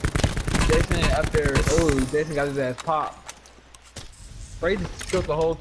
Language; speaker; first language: English; native; English